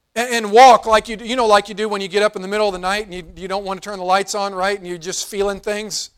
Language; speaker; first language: English; native; English